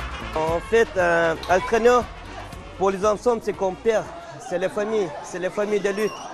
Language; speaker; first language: French; non-native, learner; Chechen